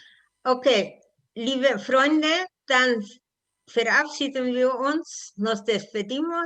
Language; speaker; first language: German; non-native, learner; Spanish